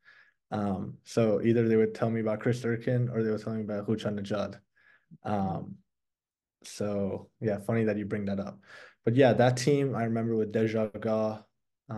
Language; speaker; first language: English; early bilingual, other home language; Persian